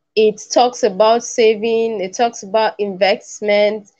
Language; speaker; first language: English; non-native, local second language; Igbo